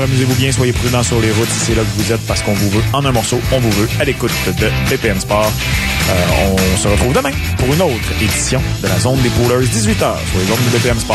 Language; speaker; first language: French; native; French